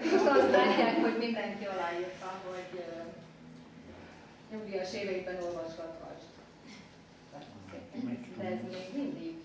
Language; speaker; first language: Hungarian; native; Hungarian